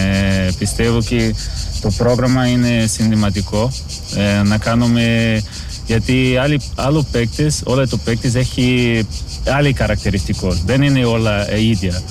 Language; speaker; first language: Greek; non-native, learner; Portuguese